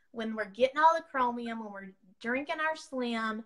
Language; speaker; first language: English; native; English